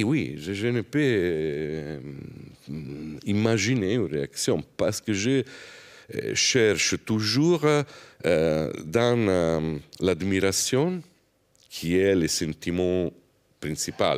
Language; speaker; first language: French; non-native, fluent; Italian